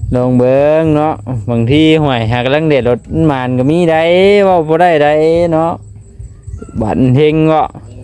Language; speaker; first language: Thai; native; Thai